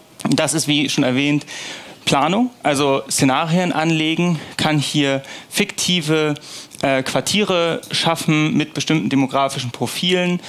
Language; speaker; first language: German; native; German